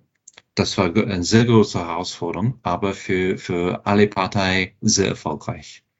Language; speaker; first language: German; non-native, fluent; English